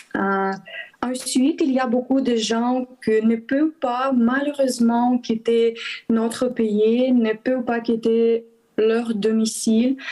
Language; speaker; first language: French; non-native, learner; Ukrainian